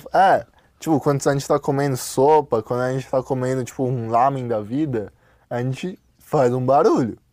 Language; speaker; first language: Portuguese; non-native, fluent; Chinese